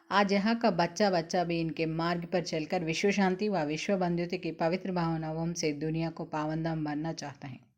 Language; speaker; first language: Hindi; non-native, local second language; Telugu